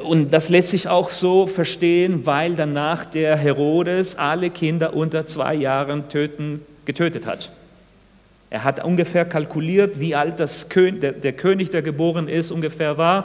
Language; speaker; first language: German; non-native, fluent; Spanish